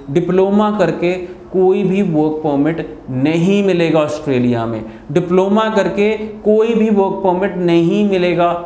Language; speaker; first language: Hindi; non-native, local second language; Punjabi